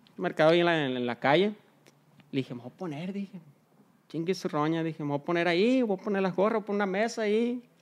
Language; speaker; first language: Spanish; early bilingual, heritage; Spanish